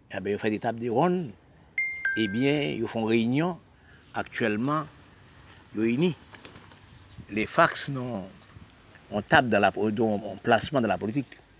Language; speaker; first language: French; non-native, local second language; Haitian Creole